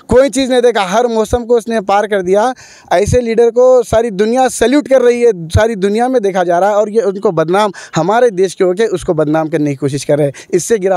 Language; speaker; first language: Hindi; non-native, local second language; Urdu